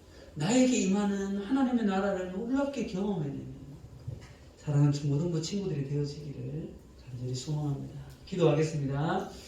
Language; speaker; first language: Korean; native; Korean